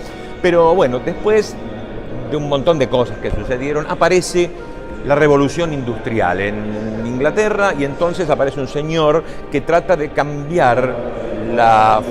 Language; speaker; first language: Spanish; native; Spanish